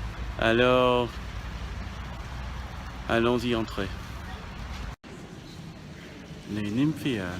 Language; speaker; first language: French; non-native, fluent; English